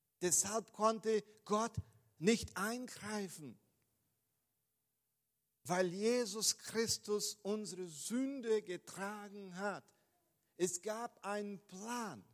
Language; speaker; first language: German; non-native, fluent; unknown